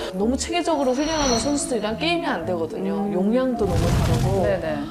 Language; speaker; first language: Korean; native; Korean